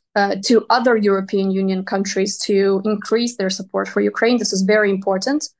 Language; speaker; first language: English; non-native, fluent; Ukrainian